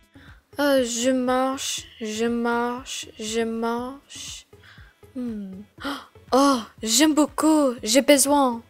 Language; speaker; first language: French; non-native, learner; English